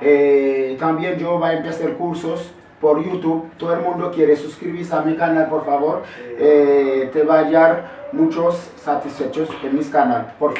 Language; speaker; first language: Spanish; non-native, learner; Haitian Creole